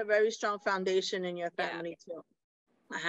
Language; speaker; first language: English; native; English